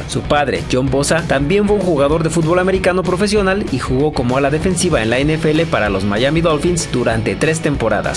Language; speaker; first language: Spanish; native; Spanish